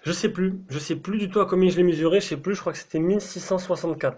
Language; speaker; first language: French; native; French